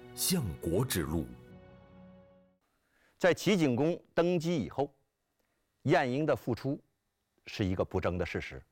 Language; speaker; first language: Chinese; native; Chinese